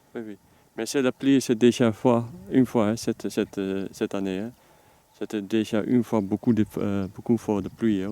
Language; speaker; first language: French; non-native, learner; Dutch